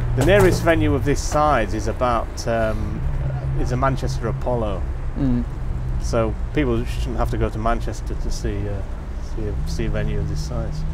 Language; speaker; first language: English; native; English